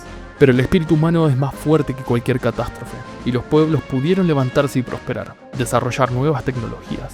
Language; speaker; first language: Spanish; native; Spanish